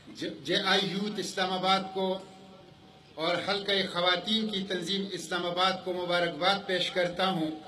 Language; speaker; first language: Urdu; non-native, local second language; Pashto